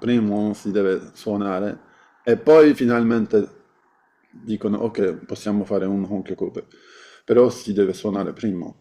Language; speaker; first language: Italian; non-native, fluent; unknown